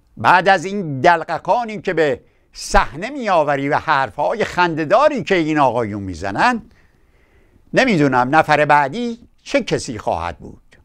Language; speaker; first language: Persian; native; Persian